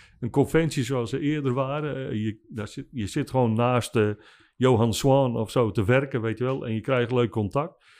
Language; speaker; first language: Dutch; non-native, local second language; Western Frisian